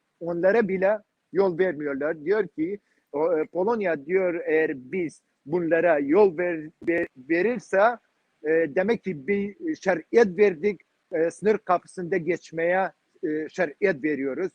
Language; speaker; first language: Turkish; non-native, learner; Kurdish